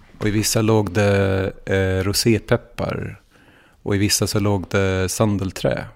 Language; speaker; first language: Swedish; native; Swedish